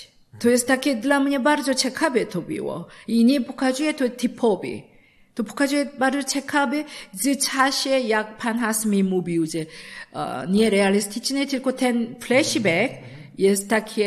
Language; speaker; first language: Polish; non-native, learner; Korean